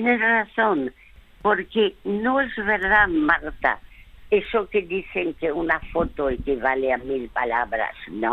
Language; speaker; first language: Spanish; early bilingual, other home language; French